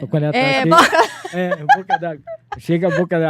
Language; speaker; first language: Portuguese; native; Portuguese